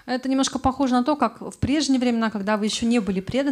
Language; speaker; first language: Russian; native; Russian